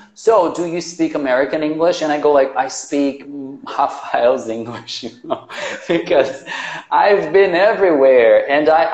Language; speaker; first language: English; non-native, fluent; Portuguese